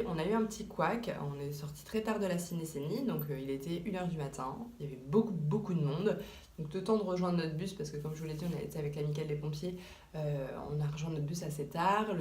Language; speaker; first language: French; native; French